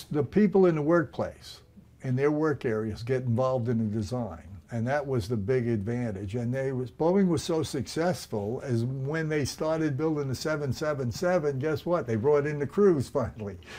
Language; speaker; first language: English; native; English